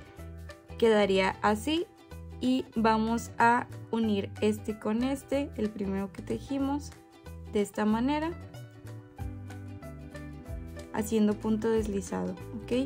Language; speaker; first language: Spanish; native; Spanish